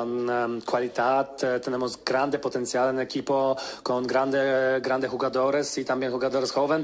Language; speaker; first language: Spanish; non-native, learner; Polish